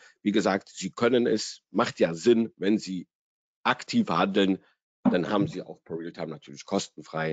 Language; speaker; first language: German; native; German